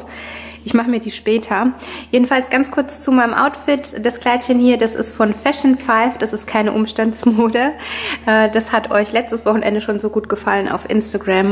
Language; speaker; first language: German; native; German